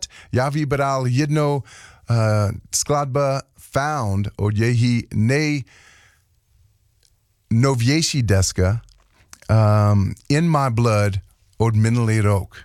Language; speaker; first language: Czech; non-native, learner; English